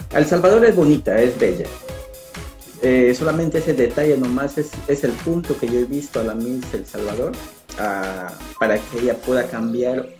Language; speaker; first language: Spanish; native; Spanish